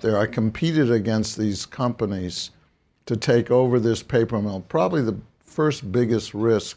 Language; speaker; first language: English; native; English